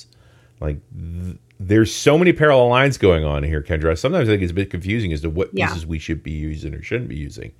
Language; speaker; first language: English; native; English